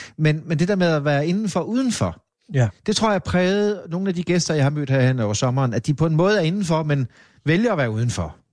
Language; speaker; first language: Danish; native; Danish